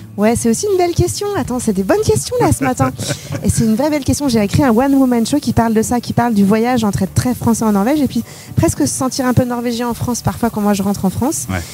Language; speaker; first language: French; native; French